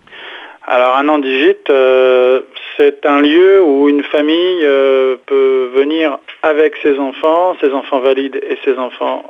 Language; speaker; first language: French; native; French